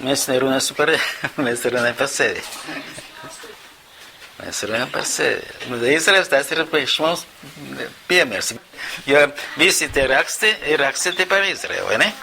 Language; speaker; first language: Latvian; non-native, local second language; Russian